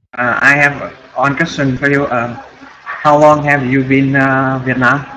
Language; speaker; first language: English; non-native, learner; Vietnamese